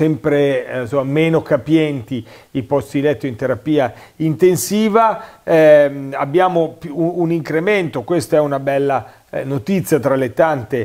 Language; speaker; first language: Italian; native; Italian